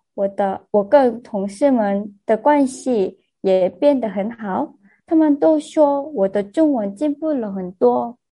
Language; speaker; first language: Chinese; non-native, learner; Korean